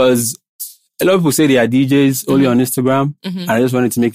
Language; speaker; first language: English; non-native, local second language; Igbo